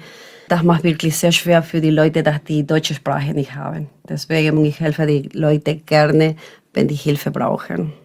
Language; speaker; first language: German; non-native, learner; Spanish